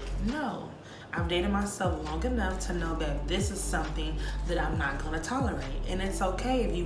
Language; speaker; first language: English; native; English